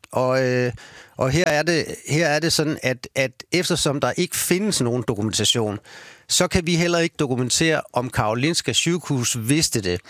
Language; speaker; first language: Danish; native; Danish